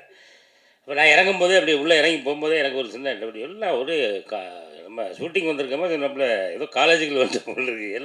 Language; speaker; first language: Tamil; native; Tamil